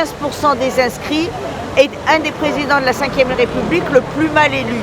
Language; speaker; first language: French; native; French